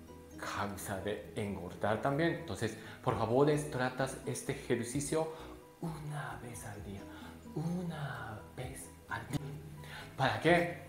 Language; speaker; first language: Spanish; non-native, learner; Japanese